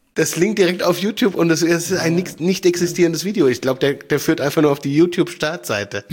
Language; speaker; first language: German; native; German